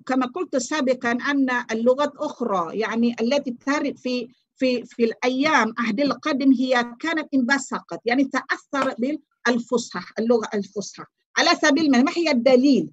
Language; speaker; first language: Arabic; non-native, fluent; Malay